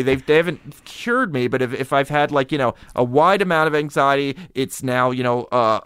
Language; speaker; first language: English; native; English